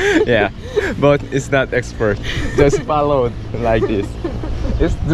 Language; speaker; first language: English; non-native, learner; Korean